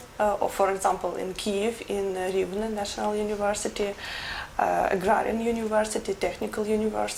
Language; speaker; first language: English; non-native, learner; Ukrainian